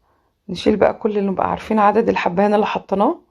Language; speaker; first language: Arabic; native; Arabic